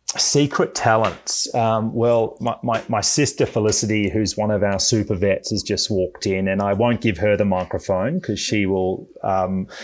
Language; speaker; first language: English; native; English